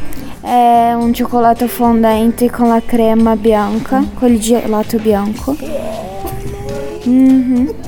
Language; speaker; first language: Italian; non-native, learner; Portuguese